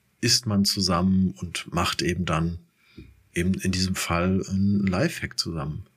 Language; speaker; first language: German; native; German